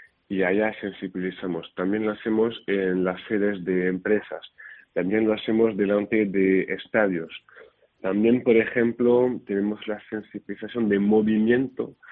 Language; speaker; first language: Spanish; non-native, fluent; French